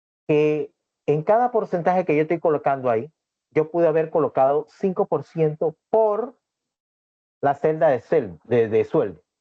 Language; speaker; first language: Spanish; native; Spanish